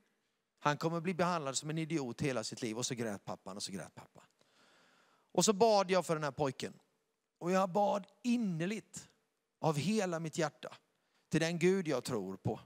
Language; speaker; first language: Swedish; native; Swedish